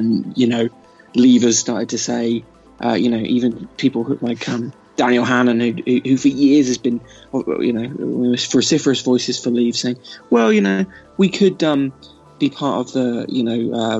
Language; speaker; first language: English; native; English